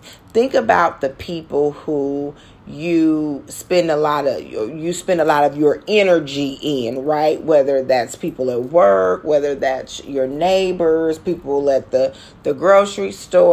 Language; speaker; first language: English; native; English